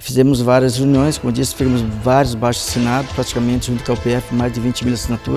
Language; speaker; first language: Portuguese; native; Portuguese